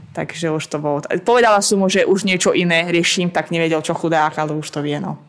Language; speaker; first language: Slovak; non-native, fluent; Russian